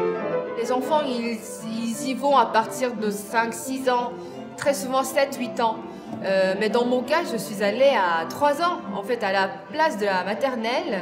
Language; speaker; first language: French; non-native, fluent; Korean